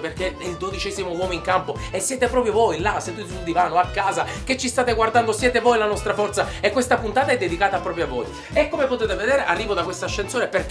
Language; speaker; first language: Italian; native; Italian